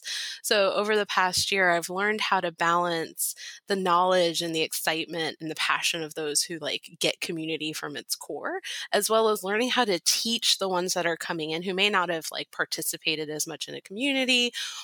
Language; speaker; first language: English; native; English